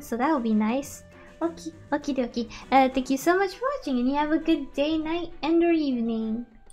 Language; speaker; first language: English; early bilingual, other home language; Spanish